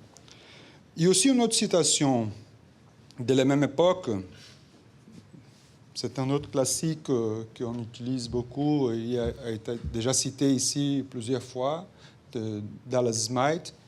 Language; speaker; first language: French; non-native, fluent; Portuguese